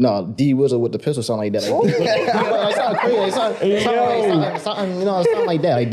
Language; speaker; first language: English; native; English